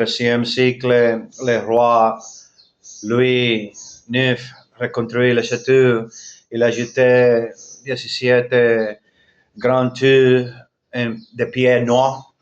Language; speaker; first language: French; non-native, learner; Spanish